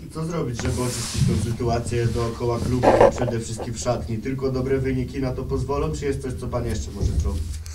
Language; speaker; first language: Polish; native; Polish